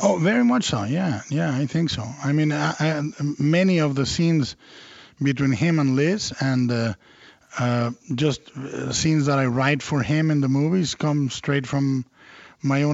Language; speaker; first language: English; non-native, fluent; Spanish